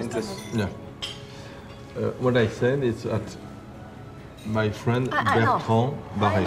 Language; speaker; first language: English; non-native, learner; French